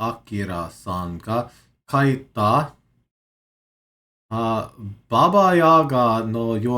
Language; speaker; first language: Japanese; non-native, learner; English